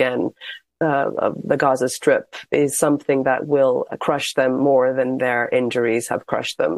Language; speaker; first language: English; native; English